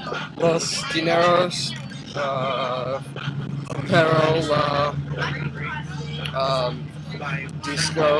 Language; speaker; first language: Spanish; non-native, learner; English